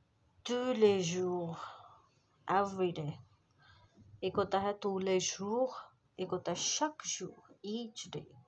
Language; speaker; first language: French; non-native, fluent; Urdu